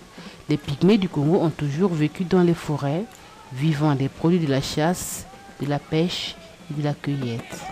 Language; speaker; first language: French; non-native, local second language; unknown